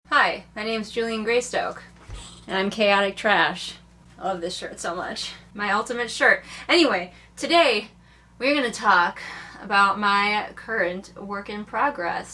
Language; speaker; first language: English; native; English